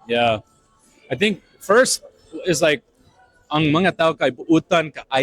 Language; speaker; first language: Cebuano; non-native, learner; English